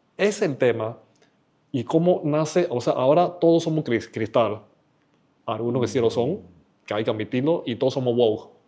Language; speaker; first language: Spanish; non-native, fluent; Chinese